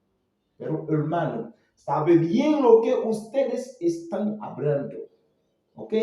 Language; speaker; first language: Spanish; non-native, fluent; Haitian Creole